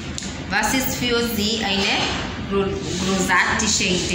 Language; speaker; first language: German; non-native, learner; English